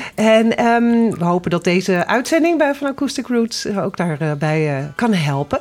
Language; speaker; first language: Dutch; native; Dutch